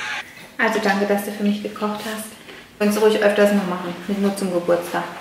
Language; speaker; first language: German; native; German